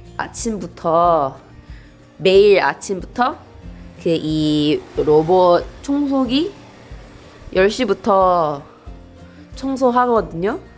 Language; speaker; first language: Korean; non-native, fluent; English